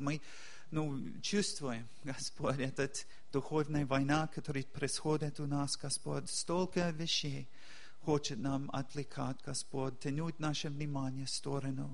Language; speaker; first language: Russian; non-native, fluent; English